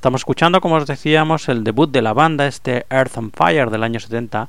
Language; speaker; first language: Spanish; native; Spanish